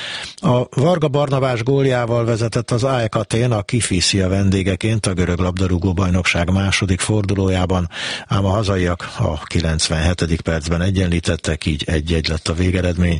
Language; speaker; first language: Hungarian; native; Hungarian